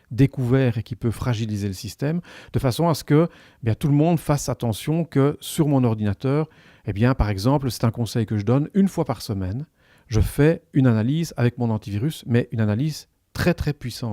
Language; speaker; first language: French; native; French